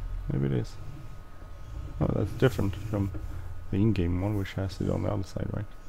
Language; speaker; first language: English; non-native, fluent; Swedish